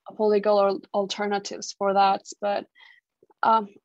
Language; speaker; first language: English; non-native, fluent; Georgian